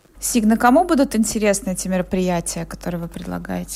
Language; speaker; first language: Russian; native; Russian